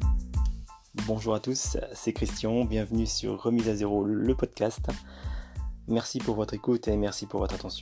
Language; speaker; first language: French; native; French